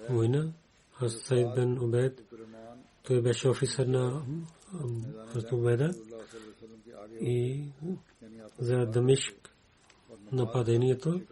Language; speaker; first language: Bulgarian; non-native, learner; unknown